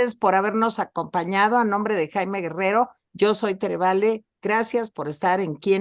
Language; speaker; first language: Spanish; native; Spanish